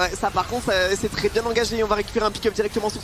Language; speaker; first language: French; native; French